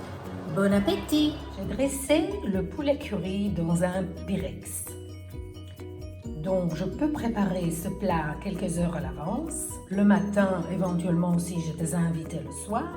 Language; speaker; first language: French; non-native, fluent; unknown